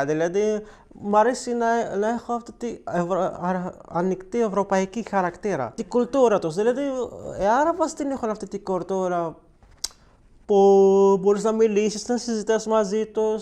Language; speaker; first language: Greek; non-native, learner; Arabic